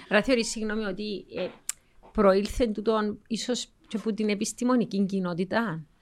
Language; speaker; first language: Greek; native; Greek